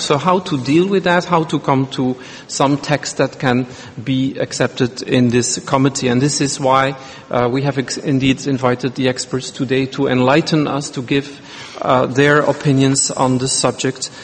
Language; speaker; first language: English; non-native, fluent; Dutch